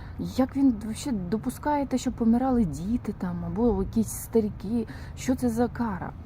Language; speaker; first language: Ukrainian; non-native, local second language; Russian